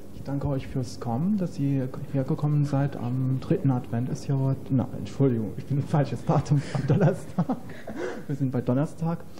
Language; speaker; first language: German; native; German